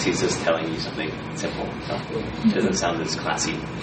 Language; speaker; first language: English; native; English